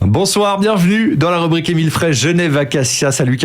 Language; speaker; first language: French; native; French